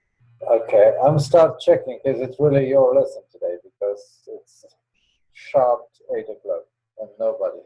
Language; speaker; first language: English; non-native, learner; Polish